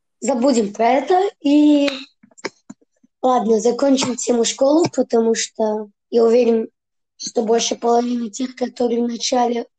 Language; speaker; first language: Russian; early bilingual, heritage; Russian